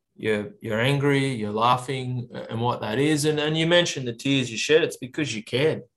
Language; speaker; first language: English; native; English